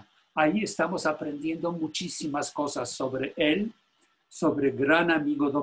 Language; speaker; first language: Spanish; non-native, fluent; Polish